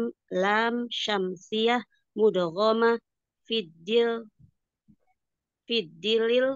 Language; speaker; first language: Arabic; non-native, learner; Indonesian